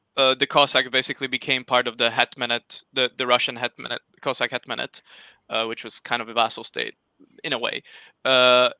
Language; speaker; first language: English; non-native, fluent; Slovak